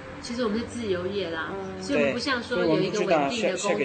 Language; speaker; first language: Chinese; native; Chinese